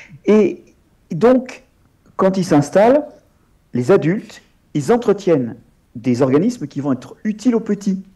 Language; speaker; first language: French; native; French